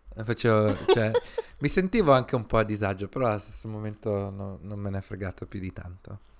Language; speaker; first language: Italian; early bilingual, other home language; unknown